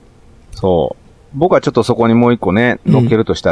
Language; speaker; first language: Japanese; native; Japanese